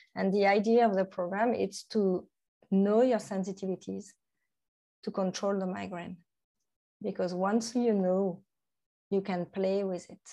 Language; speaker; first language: English; non-native, fluent; French